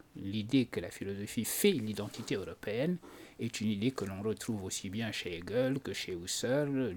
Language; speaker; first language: French; non-native, local second language; Wolof